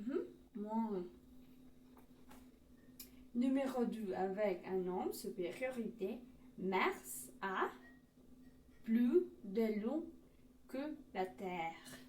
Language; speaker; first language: French; non-native, learner; Spanish